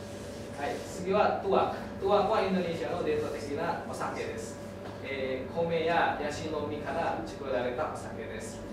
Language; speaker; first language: Japanese; non-native, learner; Indonesian